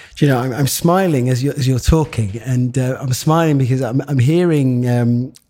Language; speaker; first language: English; native; English